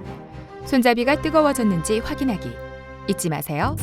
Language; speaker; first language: Korean; non-native, fluent; Vietnamese